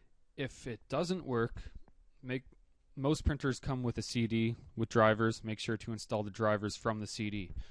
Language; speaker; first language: English; native; English